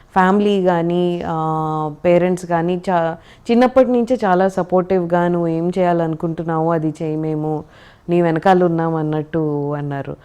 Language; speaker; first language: Telugu; native; Telugu